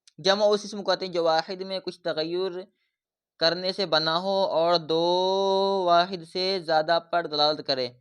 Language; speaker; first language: Urdu; native; Urdu